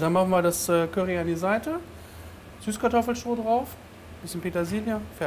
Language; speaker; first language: German; native; German